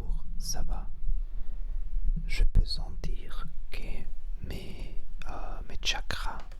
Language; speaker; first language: French; non-native, learner; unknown